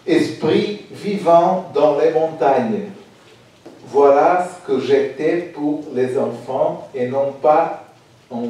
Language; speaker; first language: French; non-native, fluent; Portuguese